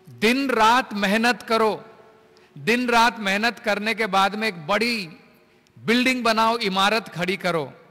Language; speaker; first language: Hindi; native; Hindi